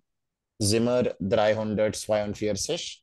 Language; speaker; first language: German; non-native, fluent; Hindi